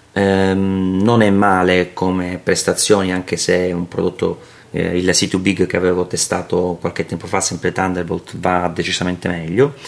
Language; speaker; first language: Italian; native; Italian